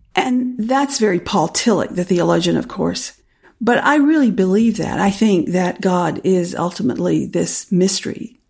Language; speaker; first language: English; native; English